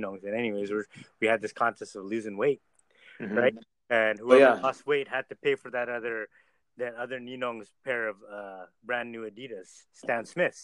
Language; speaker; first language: English; native; English